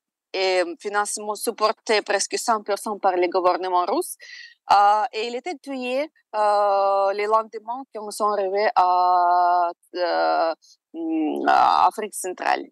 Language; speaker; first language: French; non-native, fluent; Russian